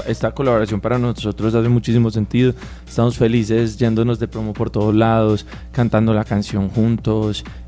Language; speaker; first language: Spanish; native; Spanish